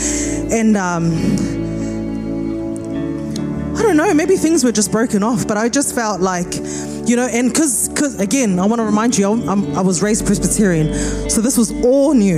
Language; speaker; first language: English; native; English